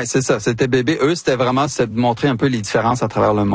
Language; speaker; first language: French; native; French